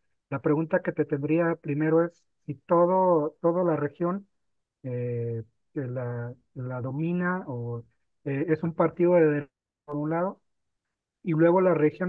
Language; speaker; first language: Spanish; native; Spanish